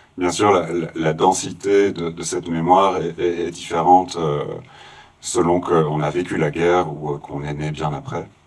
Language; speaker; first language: French; native; French